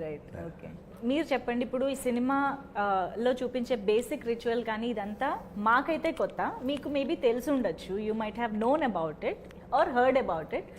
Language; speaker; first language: Telugu; native; Telugu